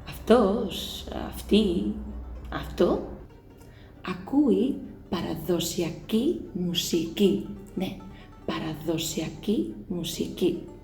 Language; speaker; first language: Greek; non-native, learner; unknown